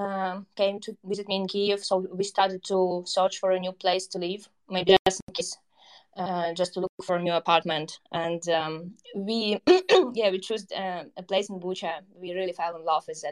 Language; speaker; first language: English; non-native, fluent; Ukrainian